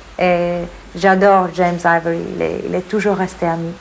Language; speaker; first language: French; non-native, fluent; English